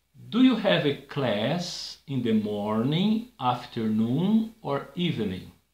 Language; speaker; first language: English; non-native, fluent; Portuguese